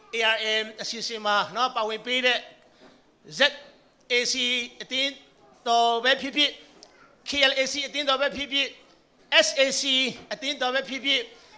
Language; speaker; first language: Burmese; non-native, local second language; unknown